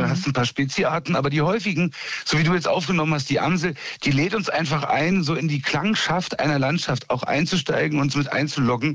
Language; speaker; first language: German; native; German